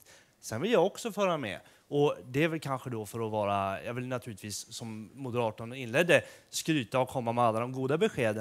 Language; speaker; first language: Swedish; native; Swedish